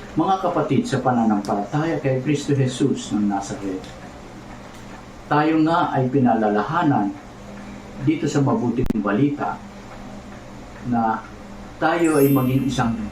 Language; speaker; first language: Filipino; native; Filipino